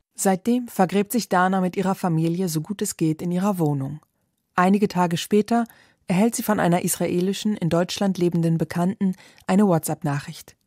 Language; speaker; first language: German; native; German